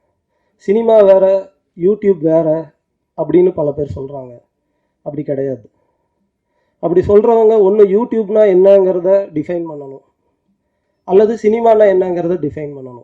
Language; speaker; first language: Tamil; native; Tamil